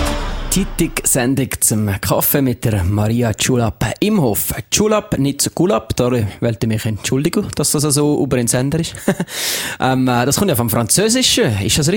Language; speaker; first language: German; native; German